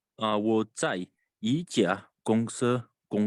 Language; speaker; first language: Chinese; non-native, learner; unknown